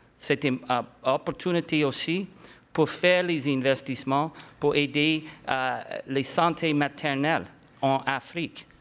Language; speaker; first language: French; non-native, local second language; English